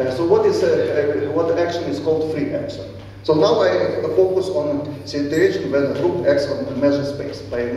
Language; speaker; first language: English; non-native, fluent; Ukrainian